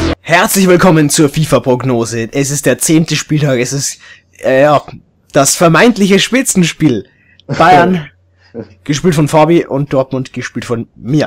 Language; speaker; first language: German; native; German